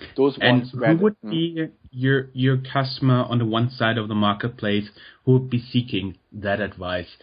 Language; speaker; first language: English; non-native, fluent; German